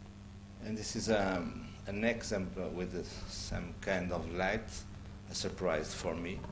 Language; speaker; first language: English; non-native, learner; Portuguese